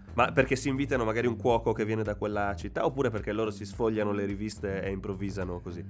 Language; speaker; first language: Italian; native; Italian